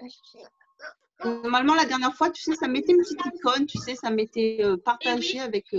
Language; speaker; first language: French; native; French